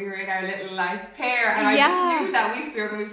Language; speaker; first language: English; native; English